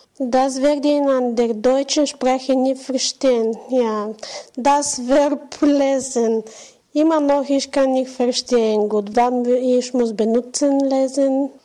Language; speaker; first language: German; non-native, learner; Bulgarian